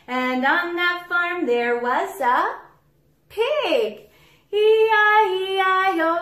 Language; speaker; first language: English; native; English